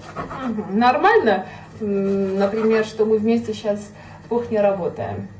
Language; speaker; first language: Russian; non-native, fluent; Armenian